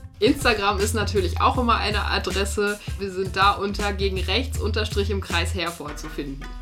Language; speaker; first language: German; native; German